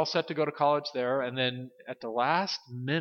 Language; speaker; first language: English; native; English